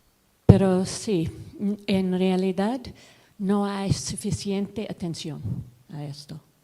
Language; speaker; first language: Spanish; non-native, learner; English